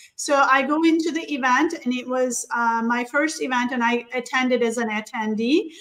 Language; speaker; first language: English; non-native, fluent; Turkish